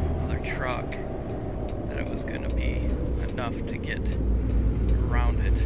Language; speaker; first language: English; native; English